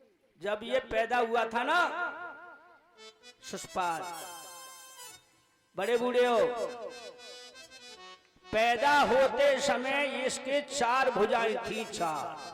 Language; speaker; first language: Hindi; native; Hindi